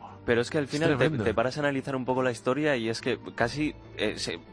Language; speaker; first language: Spanish; native; Spanish